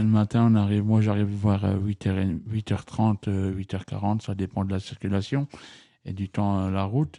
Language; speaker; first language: French; native; French